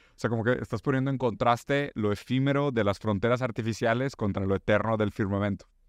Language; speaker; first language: Spanish; non-native, fluent; Portuguese